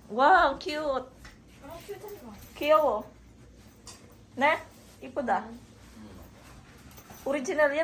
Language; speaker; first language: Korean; non-native, learner; Filipino